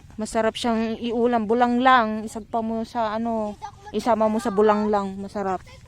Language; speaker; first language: Filipino; non-native, local second language; Iloko